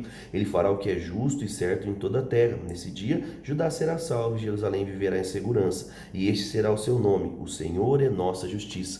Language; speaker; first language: Portuguese; native; Portuguese